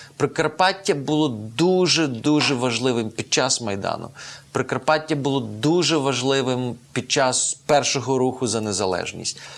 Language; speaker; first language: Ukrainian; native; Ukrainian